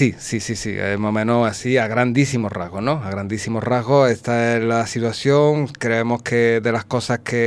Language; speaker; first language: Spanish; native; Spanish